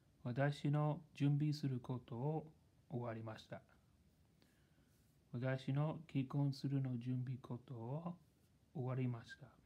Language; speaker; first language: Japanese; non-native, learner; English